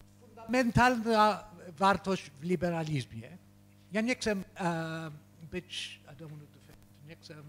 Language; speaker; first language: Polish; early bilingual, heritage; Polish